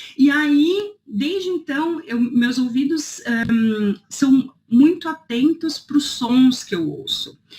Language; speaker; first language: Portuguese; native; Portuguese